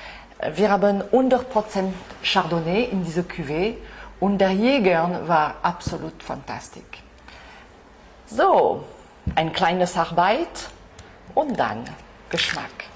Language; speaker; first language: German; non-native, learner; French